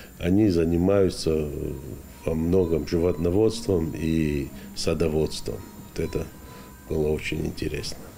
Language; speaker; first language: Russian; non-native, local second language; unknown